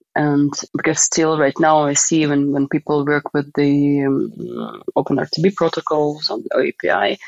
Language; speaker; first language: English; non-native, fluent; Russian